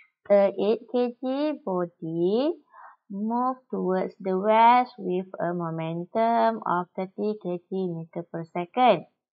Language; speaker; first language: English; non-native, local second language; Malay